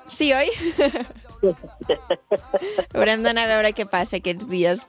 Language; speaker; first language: Catalan; native; Catalan